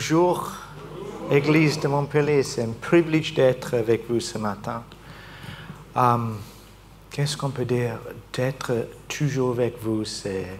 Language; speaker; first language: French; non-native, fluent; English